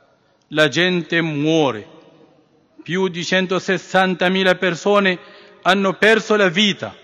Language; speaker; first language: Italian; non-native, fluent; Arabic